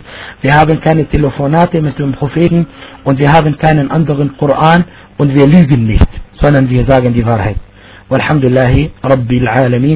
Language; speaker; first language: German; non-native, fluent; Arabic